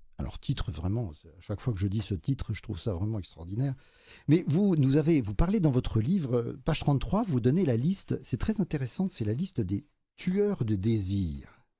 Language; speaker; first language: French; native; French